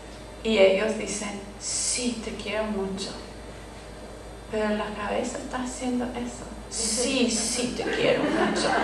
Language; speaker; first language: Spanish; non-native, fluent; English